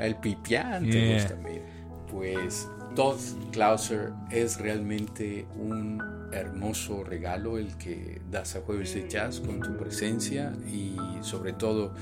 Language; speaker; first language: Spanish; native; Spanish